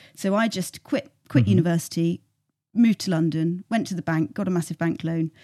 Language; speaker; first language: English; native; English